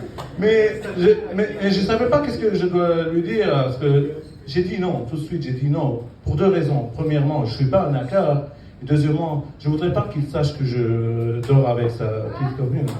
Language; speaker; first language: French; non-native, fluent; Arabic